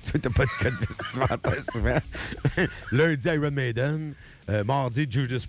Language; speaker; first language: French; native; French